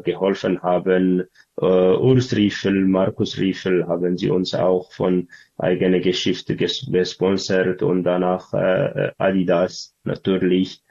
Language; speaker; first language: German; non-native, learner; Tigrinya